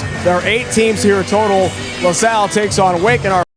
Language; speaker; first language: English; native; English